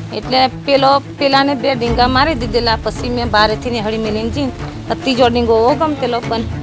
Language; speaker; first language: Gujarati; non-native, local second language; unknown